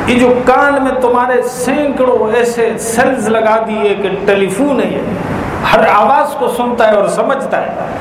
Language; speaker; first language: Urdu; native; Urdu